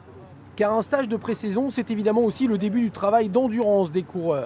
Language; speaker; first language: French; native; French